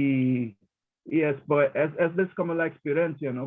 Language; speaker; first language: Spanish; non-native, learner; English